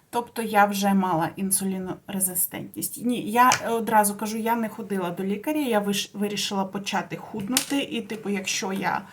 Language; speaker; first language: Ukrainian; non-native, local second language; Russian